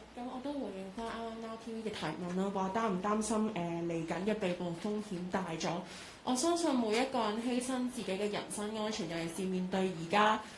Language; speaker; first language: Cantonese; native; Cantonese